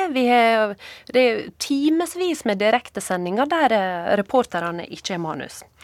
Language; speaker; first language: Norwegian; native; Norwegian